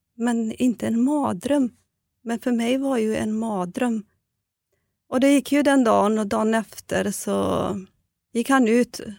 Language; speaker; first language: Swedish; non-native, fluent; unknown